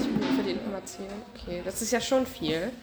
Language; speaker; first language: German; native; German